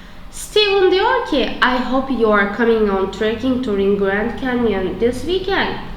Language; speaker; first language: English; non-native, fluent; Turkish